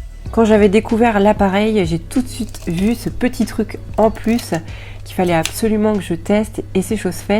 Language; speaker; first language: French; native; French